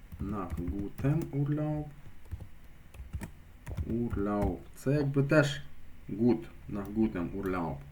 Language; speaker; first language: German; non-native, fluent; Ukrainian